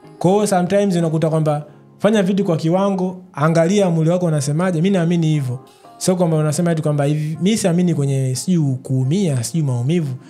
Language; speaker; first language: Swahili; native; Swahili